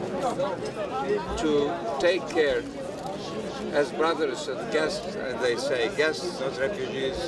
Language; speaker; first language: English; non-native, fluent; Bosnian